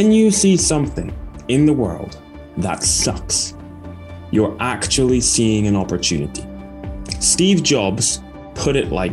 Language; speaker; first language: English; native; English